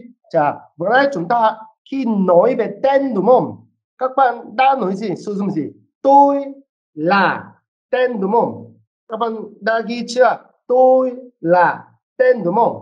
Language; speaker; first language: Vietnamese; non-native, fluent; Korean